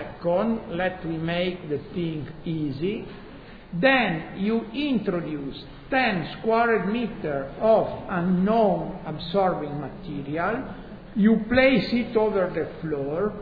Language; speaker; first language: English; non-native, fluent; Italian